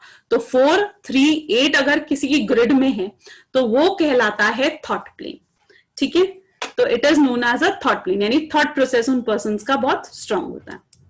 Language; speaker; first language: Hindi; native; Hindi